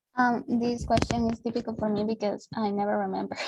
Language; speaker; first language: English; non-native, learner; Spanish